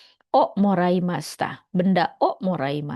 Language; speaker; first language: Japanese; non-native, fluent; Indonesian